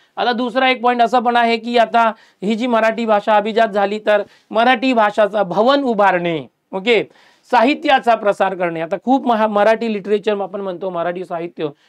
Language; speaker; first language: Marathi; native; Marathi